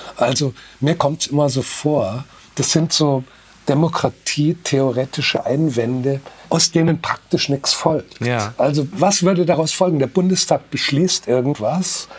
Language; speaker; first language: German; native; German